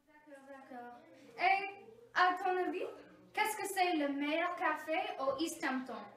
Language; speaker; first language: French; non-native, learner; English